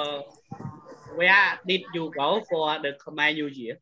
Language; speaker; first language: English; non-native, fluent; Khmer